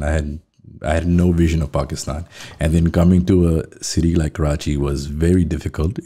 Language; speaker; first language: English; native; English